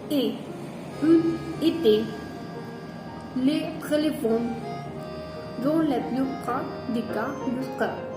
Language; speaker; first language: French; non-native, learner; Spanish